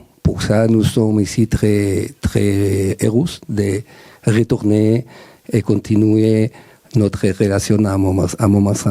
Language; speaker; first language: French; non-native, learner; Spanish